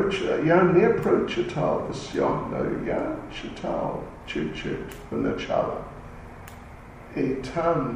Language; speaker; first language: Russian; non-native, learner; English